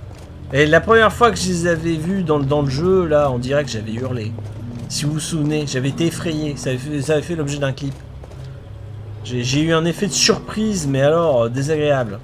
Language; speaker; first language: French; native; French